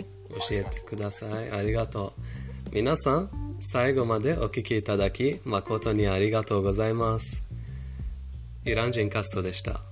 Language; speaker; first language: Japanese; non-native, fluent; Persian